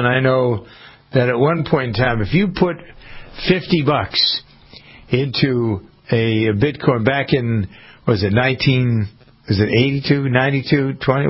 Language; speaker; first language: English; native; English